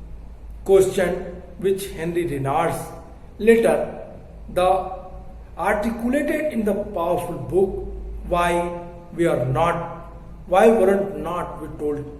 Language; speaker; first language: English; non-native, local second language; Hindi